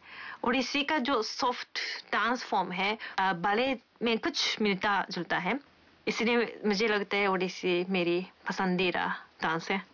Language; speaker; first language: Hindi; non-native, fluent; Japanese